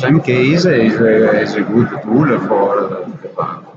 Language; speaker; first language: English; non-native, learner; Italian